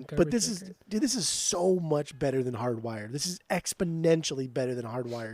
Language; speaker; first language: English; native; English